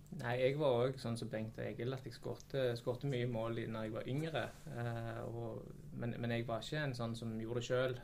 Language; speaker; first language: Norwegian; native; Norwegian